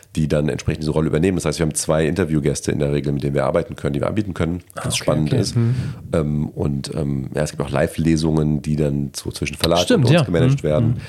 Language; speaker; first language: German; native; German